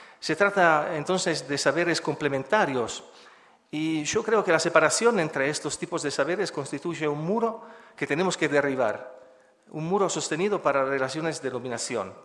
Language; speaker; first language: Spanish; non-native, fluent; Italian